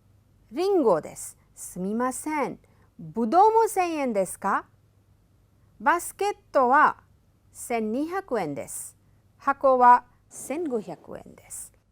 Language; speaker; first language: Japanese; non-native, fluent; Hindi